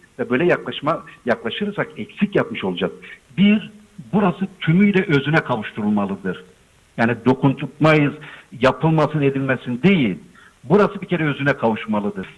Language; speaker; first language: Turkish; non-native, local second language; Zaza